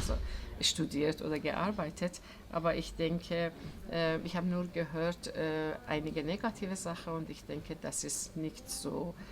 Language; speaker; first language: German; non-native, fluent; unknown